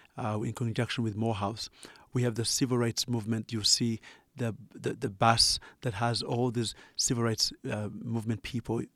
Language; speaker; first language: English; non-native, local second language; Ganda